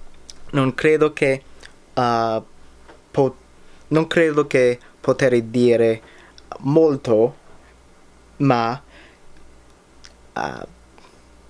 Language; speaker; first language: Italian; non-native, learner; English